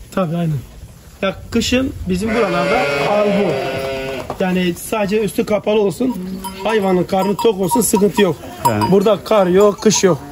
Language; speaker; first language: Turkish; native; Turkish